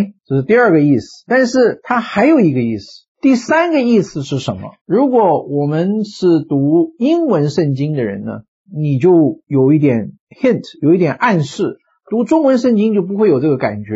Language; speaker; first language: Chinese; native; Chinese